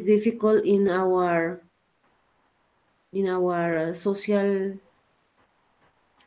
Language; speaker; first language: English; non-native, learner; Spanish